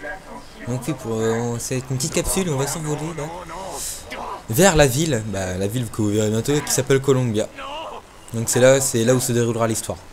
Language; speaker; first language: French; native; French